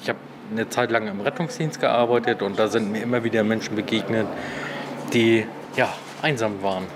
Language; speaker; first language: German; native; German